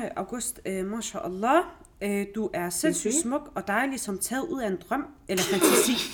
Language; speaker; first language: Danish; early bilingual, other home language; Arabic